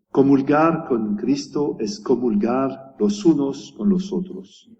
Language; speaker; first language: Spanish; non-native, learner; French